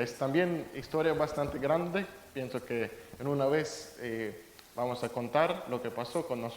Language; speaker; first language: Spanish; non-native, fluent; Russian